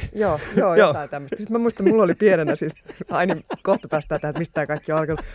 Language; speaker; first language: Finnish; native; Finnish